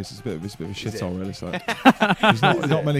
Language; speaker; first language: English; native; English